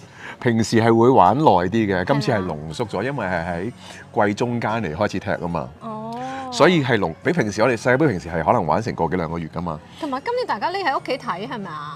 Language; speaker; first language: Cantonese; native; Cantonese